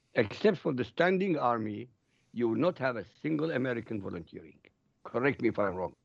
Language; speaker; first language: English; non-native, fluent; Arabic